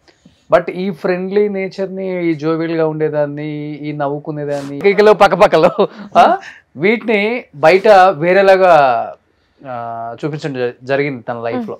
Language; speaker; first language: Telugu; native; Telugu